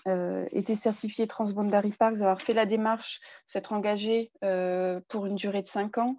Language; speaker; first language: French; native; French